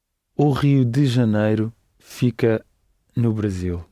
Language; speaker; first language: Portuguese; non-native, learner; English